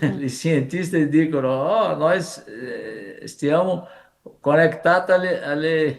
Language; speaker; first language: Italian; non-native, fluent; Portuguese